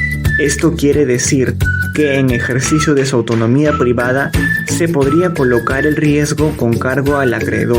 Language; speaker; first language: Spanish; native; Spanish